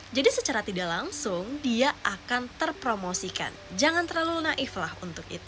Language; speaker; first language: Indonesian; native; Indonesian